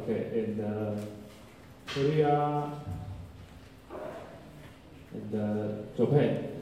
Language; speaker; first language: English; non-native, learner; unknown